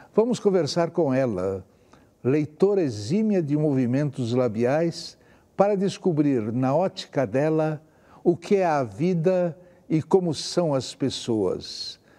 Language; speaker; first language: Portuguese; native; Portuguese